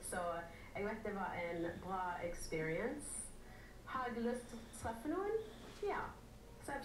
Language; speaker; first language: Norwegian; early bilingual, heritage; English